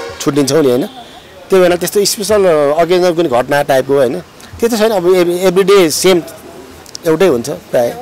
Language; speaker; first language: Nepali; native; Nepali